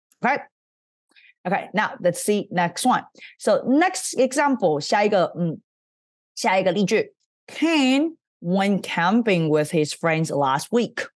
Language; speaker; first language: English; non-native, fluent; Chinese